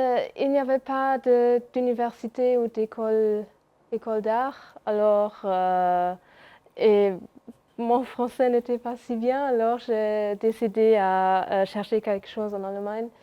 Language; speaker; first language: French; non-native, local second language; Luxembourgish